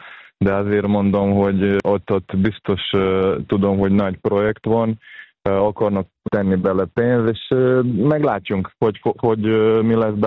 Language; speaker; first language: Hungarian; non-native, fluent; Serbian